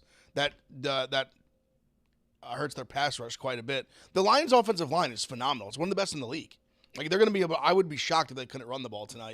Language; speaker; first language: English; native; English